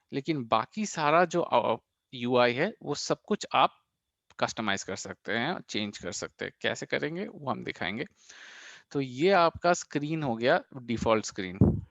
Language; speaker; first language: Hindi; non-native, local second language; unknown